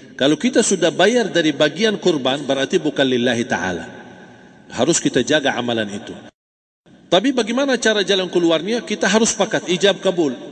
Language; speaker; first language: Malay; non-native, fluent; Arabic